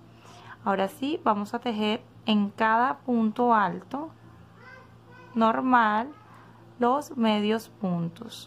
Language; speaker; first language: Spanish; native; Spanish